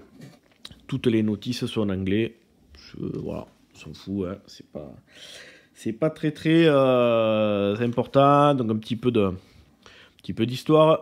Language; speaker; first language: French; native; French